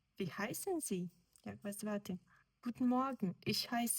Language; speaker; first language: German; non-native, fluent; Ukrainian